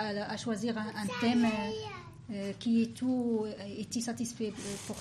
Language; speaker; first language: French; non-native, learner; Arabic